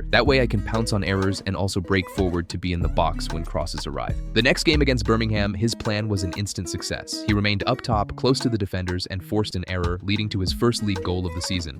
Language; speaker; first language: English; native; English